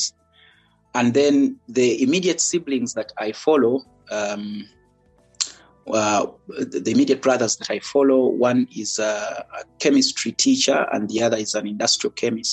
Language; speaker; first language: English; non-native, local second language; Ganda